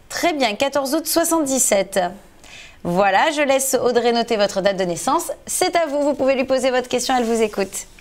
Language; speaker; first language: French; native; French